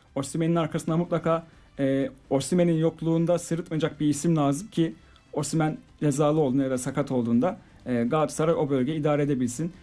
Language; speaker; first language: Turkish; native; Turkish